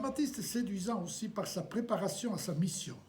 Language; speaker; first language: French; native; French